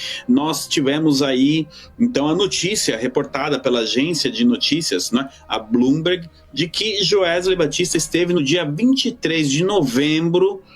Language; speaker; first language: Portuguese; native; Portuguese